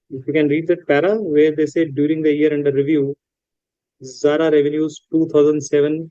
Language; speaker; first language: English; non-native, local second language; Hindi